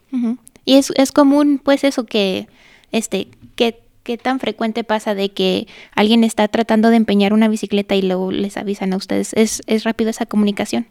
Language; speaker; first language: Spanish; native; Spanish